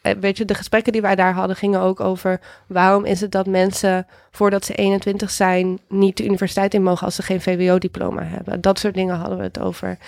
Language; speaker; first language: Dutch; native; Dutch